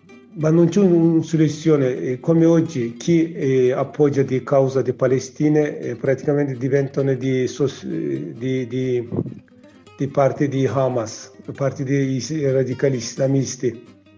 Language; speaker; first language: Italian; non-native, learner; Kurdish